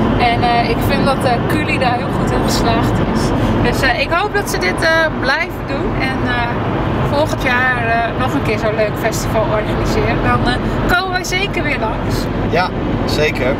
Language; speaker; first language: Dutch; native; Dutch